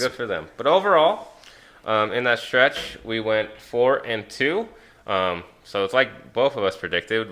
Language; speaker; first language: English; native; English